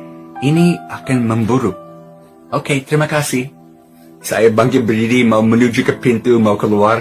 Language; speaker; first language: Indonesian; non-native, fluent; English